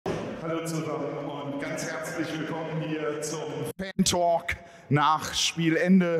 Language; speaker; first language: German; native; German